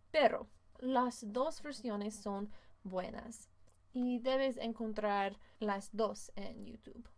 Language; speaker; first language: Spanish; non-native, fluent; English